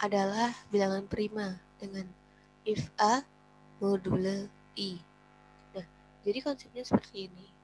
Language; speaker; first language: Indonesian; native; Indonesian